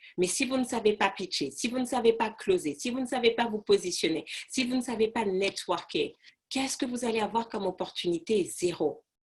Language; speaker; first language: French; non-native, local second language; Arabic